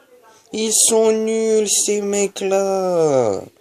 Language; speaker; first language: French; native; French